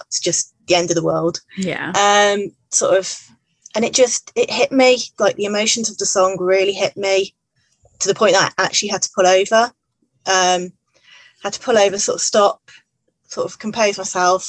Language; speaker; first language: English; native; English